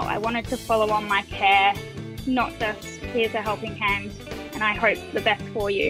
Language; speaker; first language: English; native; English